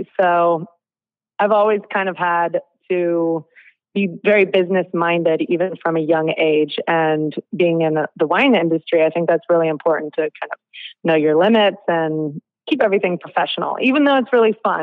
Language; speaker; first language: English; native; English